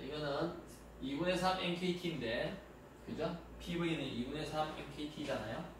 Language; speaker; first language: Korean; native; Korean